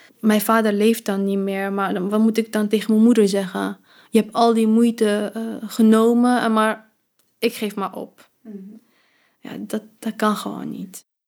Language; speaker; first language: Dutch; early bilingual, other home language; Arabic